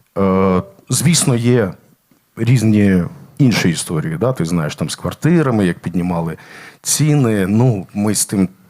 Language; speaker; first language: Ukrainian; non-native, local second language; Russian